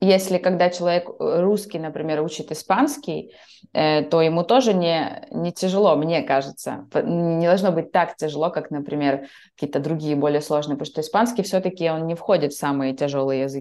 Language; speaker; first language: Russian; native; Russian